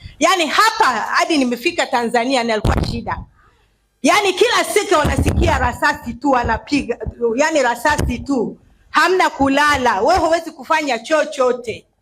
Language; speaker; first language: Swahili; non-native, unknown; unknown